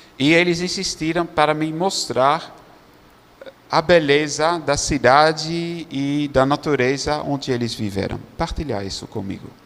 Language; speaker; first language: Portuguese; non-native, fluent; Dutch